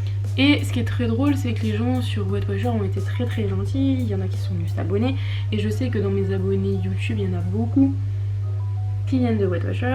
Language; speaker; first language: French; native; French